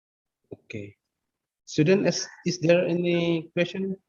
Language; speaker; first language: English; non-native, fluent; Indonesian